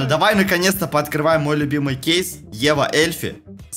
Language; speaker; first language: Russian; native; Russian